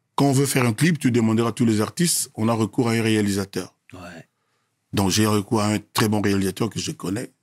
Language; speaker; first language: French; non-native, local second language; Lingala